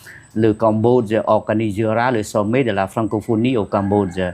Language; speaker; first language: French; non-native, fluent; Khmer